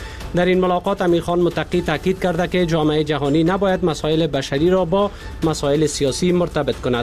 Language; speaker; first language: Persian; native; Persian